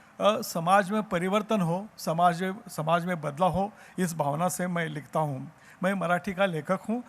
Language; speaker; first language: Hindi; non-native, local second language; Marathi